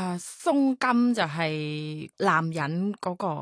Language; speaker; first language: Cantonese; non-native, fluent; Thai